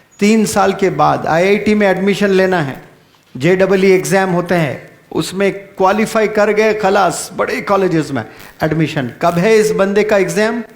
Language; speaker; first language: Urdu; native; Urdu